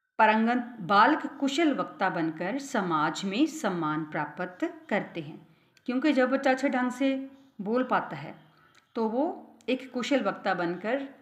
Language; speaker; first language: Hindi; non-native, local second language; Punjabi